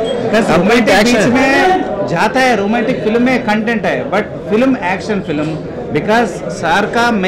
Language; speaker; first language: Hindi; non-native, local second language; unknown